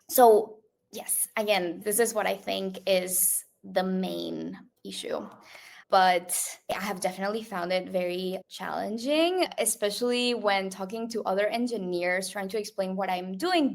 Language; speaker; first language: English; non-native, local second language; Spanish